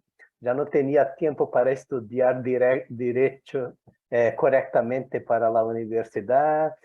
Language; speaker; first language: Spanish; non-native, fluent; Portuguese